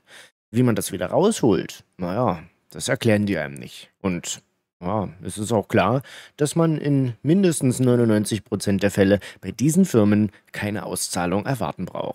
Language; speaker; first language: German; native; German